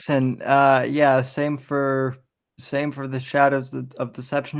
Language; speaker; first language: English; native; English